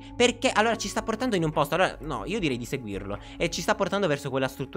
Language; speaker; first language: Italian; native; Italian